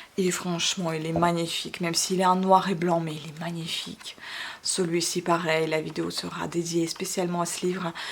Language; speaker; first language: French; non-native, fluent; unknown